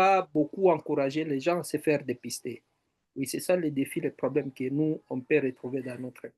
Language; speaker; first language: French; non-native, local second language; Swahili